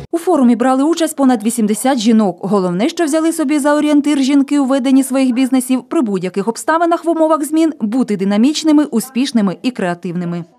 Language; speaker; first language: Ukrainian; native; Ukrainian